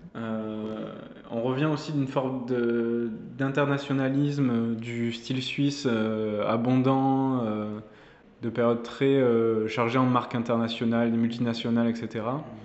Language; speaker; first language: French; native; French